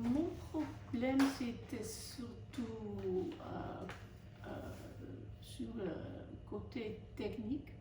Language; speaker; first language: French; non-native, fluent; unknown